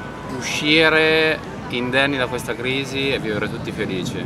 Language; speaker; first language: Italian; native; Italian